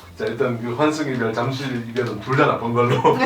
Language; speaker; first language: Korean; native; Korean